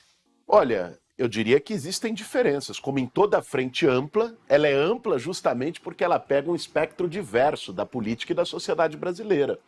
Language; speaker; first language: Portuguese; native; Portuguese